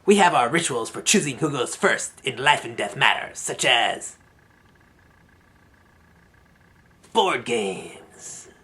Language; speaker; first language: English; native; English